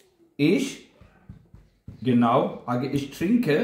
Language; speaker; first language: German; non-native, fluent; Urdu